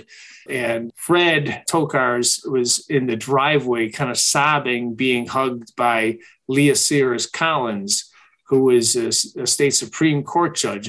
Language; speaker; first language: English; native; English